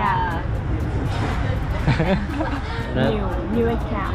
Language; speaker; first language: English; non-native, learner; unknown